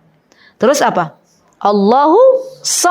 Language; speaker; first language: Indonesian; native; Indonesian